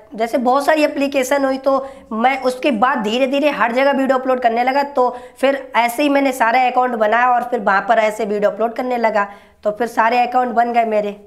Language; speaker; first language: Hindi; native; Hindi